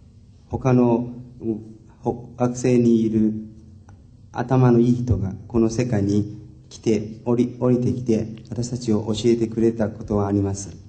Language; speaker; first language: Japanese; non-native, fluent; Chinese